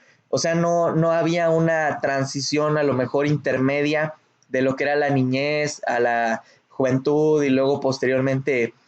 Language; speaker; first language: Spanish; native; Spanish